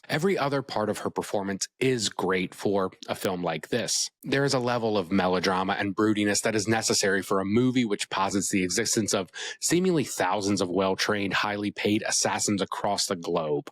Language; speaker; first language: English; native; English